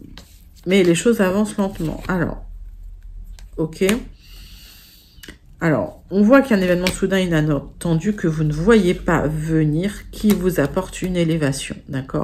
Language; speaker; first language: French; native; French